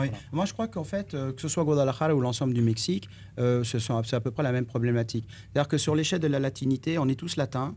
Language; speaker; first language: French; native; French